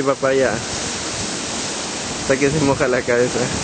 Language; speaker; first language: Spanish; native; Spanish